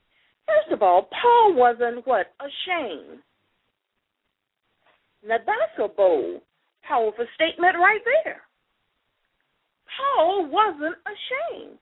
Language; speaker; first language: English; native; English